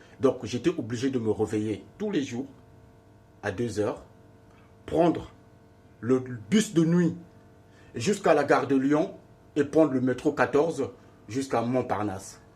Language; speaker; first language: French; non-native, local second language; Lingala